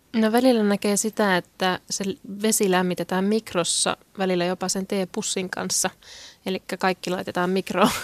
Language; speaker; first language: Finnish; non-native, local second language; Swedish